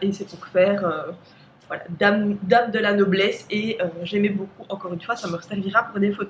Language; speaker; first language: French; native; French